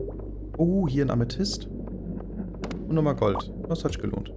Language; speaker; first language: German; native; German